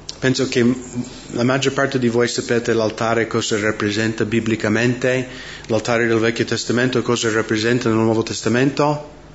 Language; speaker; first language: Italian; non-native, fluent; English